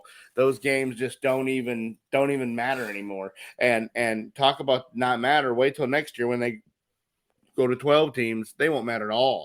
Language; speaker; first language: English; native; English